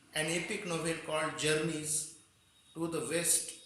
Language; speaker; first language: English; non-native, local second language; Marathi